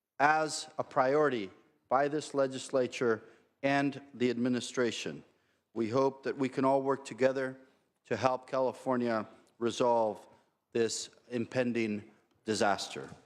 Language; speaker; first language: English; native; English